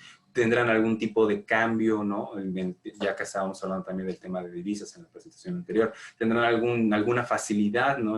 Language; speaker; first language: Spanish; native; Spanish